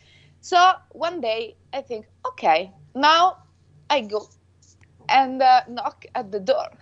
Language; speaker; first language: English; non-native, fluent; Italian